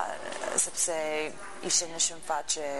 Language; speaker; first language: Albanian; non-native, learner; English